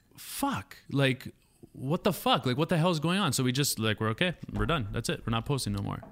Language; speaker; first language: English; native; English